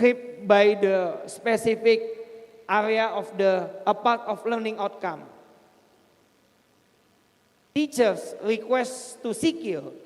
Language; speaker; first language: English; non-native, fluent; Indonesian